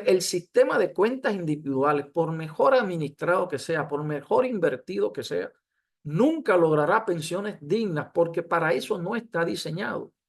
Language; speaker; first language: Spanish; native; Spanish